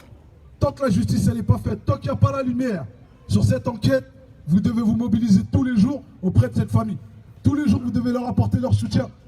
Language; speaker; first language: French; native; French